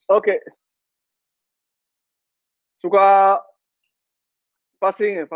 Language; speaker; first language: Indonesian; non-native, learner; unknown